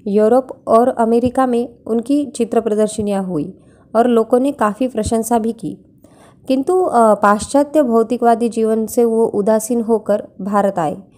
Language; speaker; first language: Hindi; non-native, local second language; Marathi